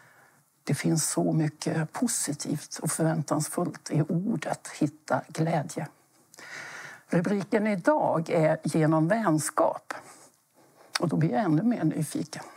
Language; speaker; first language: Swedish; native; Swedish